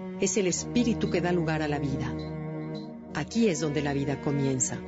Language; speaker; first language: Spanish; native; Spanish